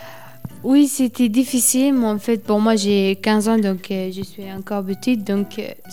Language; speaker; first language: French; non-native, learner; Arabic